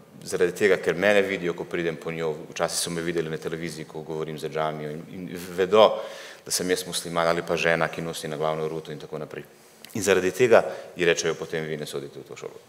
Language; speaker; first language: Slovenian; early bilingual, other home language; Bosnian